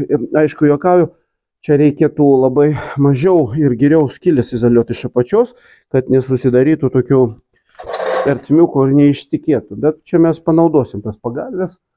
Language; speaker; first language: Lithuanian; non-native, local second language; Russian